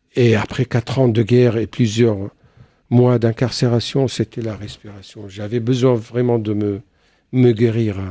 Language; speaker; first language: French; non-native, fluent; Arabic